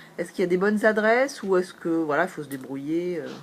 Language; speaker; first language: French; native; French